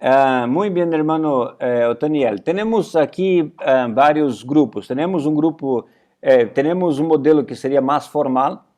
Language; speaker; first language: Spanish; non-native, fluent; Portuguese